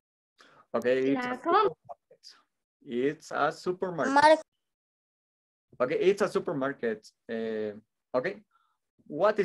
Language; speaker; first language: English; non-native, fluent; Spanish